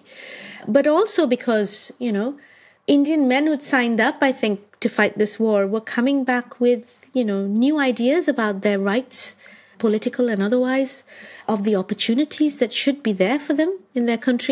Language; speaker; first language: English; non-native, local second language; Bangla